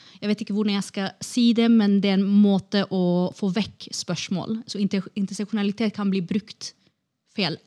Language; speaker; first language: Norwegian; non-native, fluent; Kurdish